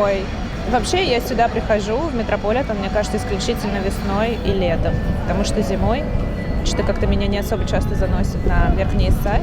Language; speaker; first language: Russian; native; Russian